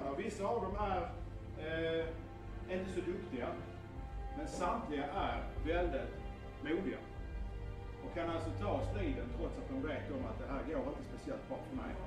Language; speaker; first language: Swedish; native; Swedish